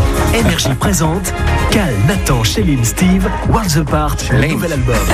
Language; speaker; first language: French; native; French